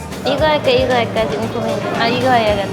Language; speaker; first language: Korean; non-native, fluent; Dutch